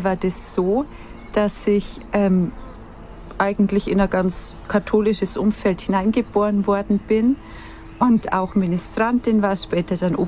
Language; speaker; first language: German; native; German